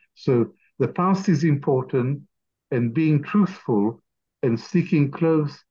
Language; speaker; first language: English; non-native, fluent; Arabic